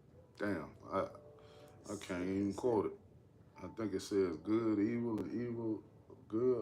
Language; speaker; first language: English; native; English